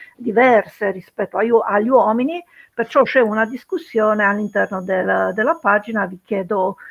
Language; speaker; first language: Italian; early bilingual, other home language; Romanian